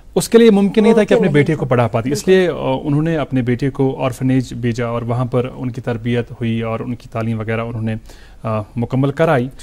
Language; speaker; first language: Hindi; non-native, local second language; Kashmiri